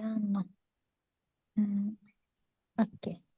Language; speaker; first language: Indonesian; non-native, learner; Turkish